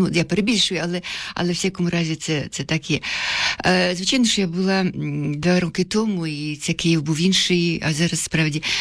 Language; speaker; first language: Ukrainian; native; Ukrainian